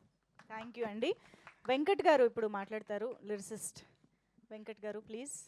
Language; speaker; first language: Telugu; native; Telugu